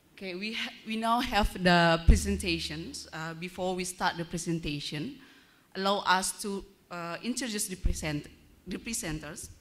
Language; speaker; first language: English; non-native, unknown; Indonesian